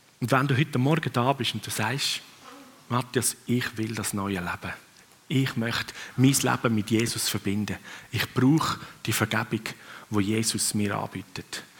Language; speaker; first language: German; non-native, fluent; Swiss German